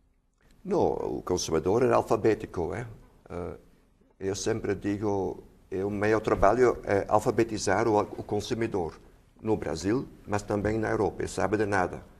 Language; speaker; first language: Portuguese; non-native, fluent; Dutch